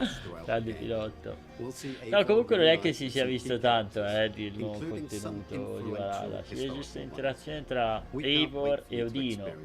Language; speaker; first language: Italian; native; Italian